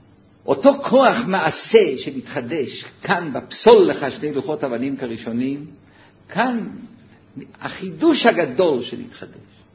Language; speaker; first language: Hebrew; native; Hebrew